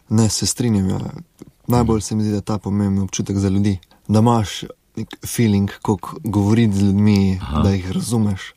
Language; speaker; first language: Slovenian; native; Slovenian